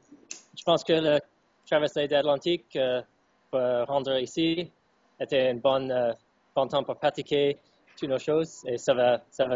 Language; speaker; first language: French; non-native, fluent; English